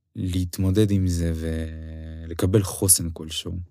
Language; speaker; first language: Hebrew; non-native, fluent; Ukrainian